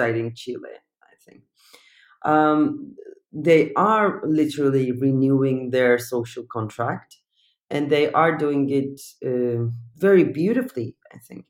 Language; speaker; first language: English; non-native, fluent; Turkish